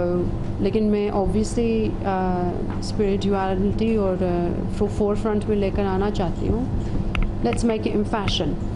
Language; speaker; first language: Hindi; non-native, fluent; English